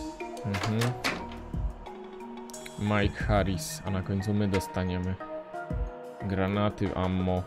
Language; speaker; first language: Polish; native; Polish